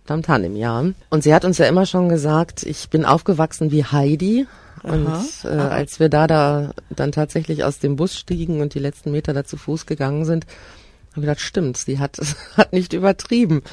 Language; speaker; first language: German; native; German